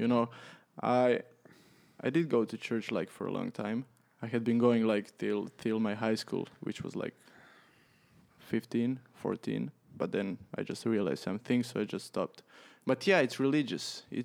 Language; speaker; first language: English; non-native, fluent; Croatian